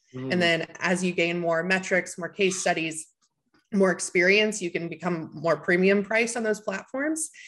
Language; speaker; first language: English; native; English